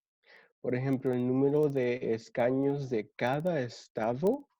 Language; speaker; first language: Spanish; early bilingual, other home language; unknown